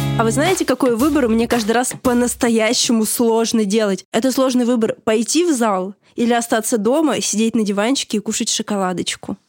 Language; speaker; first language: Russian; native; Russian